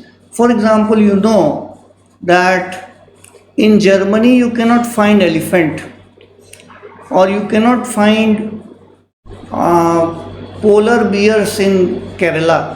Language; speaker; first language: English; non-native, local second language; Hindi